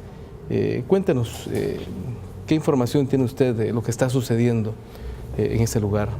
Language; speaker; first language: Spanish; native; Spanish